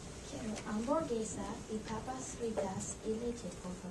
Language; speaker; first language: Spanish; non-native, learner; English